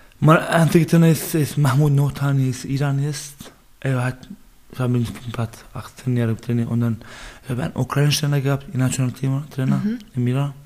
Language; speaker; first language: German; non-native, learner; Baluchi